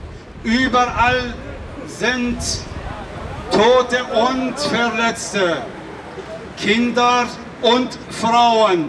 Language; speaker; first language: German; non-native, fluent; Kurdish